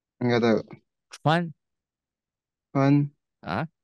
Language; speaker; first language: Chinese; non-native, learner; Indonesian